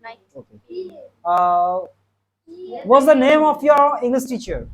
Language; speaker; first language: English; non-native, local second language; Bangla